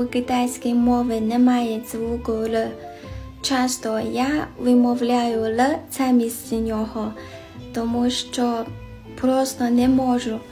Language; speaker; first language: Ukrainian; non-native, learner; Chinese